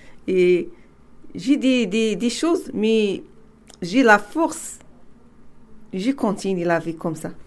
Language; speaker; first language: French; non-native, learner; Arabic